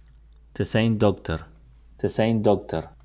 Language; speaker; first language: Dutch; non-native, learner; Spanish